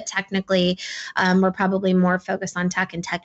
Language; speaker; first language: English; non-native, local second language; Urdu